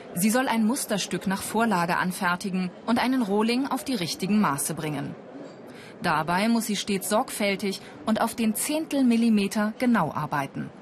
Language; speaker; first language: German; native; German